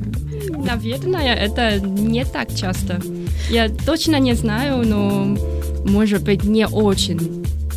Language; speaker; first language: Russian; non-native, learner; Chinese